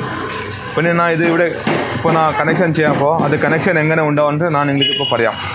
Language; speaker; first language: Malayalam; non-native, fluent; Tamil